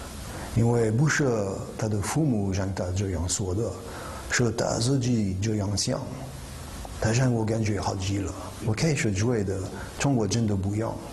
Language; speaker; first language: Chinese; non-native, learner; French